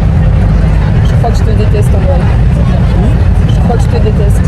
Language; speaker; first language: French; native; French